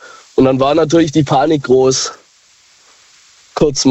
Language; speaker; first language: German; native; German